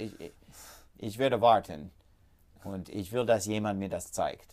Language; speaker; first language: German; non-native, fluent; English